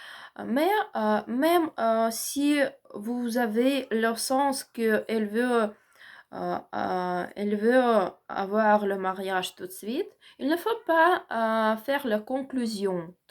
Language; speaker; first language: French; non-native, learner; Ukrainian